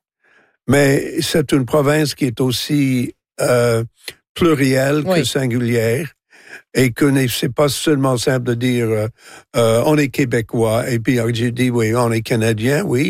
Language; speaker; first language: French; non-native, local second language; English